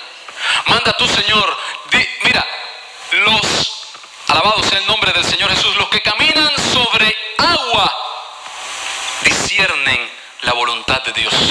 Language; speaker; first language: Spanish; native; Spanish